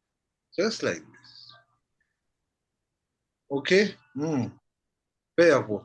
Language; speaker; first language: English; non-native, fluent; Tibetan